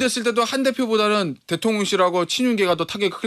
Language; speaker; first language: Korean; native; Korean